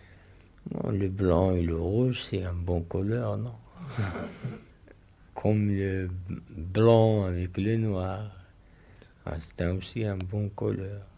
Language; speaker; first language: French; non-native, local second language; Arabic